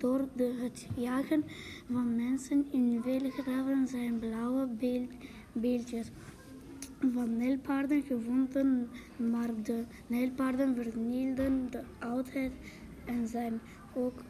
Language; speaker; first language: Dutch; non-native, local second language; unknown